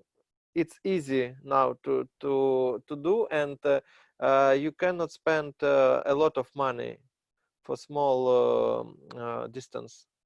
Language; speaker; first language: English; non-native, learner; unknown